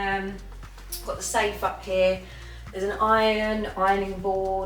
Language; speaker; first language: English; native; English